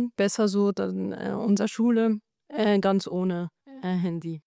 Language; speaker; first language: German; non-native, fluent; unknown